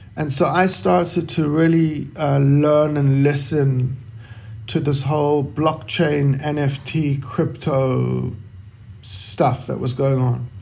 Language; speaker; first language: English; native; English